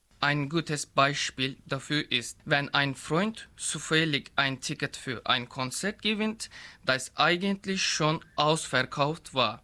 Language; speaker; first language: German; non-native, fluent; Turkish